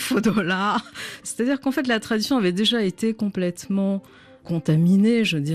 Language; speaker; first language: French; native; French